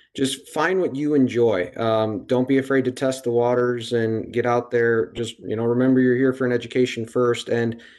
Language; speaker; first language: English; native; English